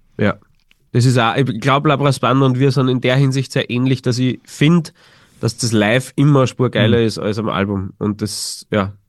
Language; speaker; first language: German; native; German